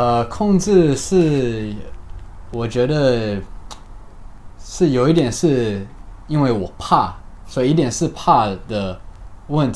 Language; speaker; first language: Chinese; early bilingual, heritage; Chinese